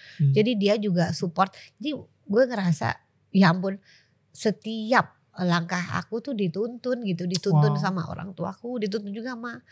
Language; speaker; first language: Indonesian; native; Indonesian